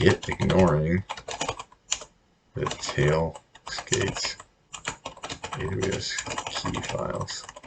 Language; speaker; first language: English; native; English